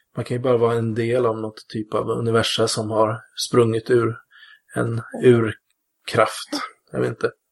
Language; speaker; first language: Swedish; native; Swedish